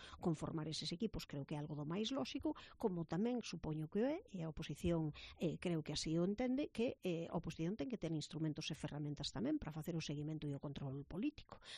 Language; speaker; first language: Galician; native; Galician